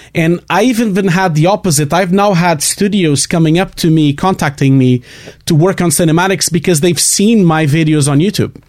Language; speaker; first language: English; non-native, fluent; Portuguese